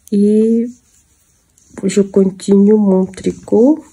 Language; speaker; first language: French; non-native, fluent; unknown